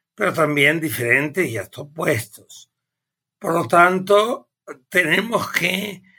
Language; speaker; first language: Spanish; native; Spanish